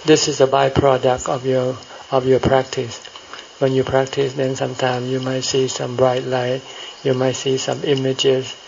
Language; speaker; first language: English; non-native, fluent; Thai